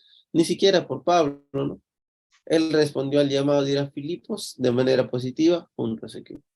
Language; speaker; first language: Spanish; native; Spanish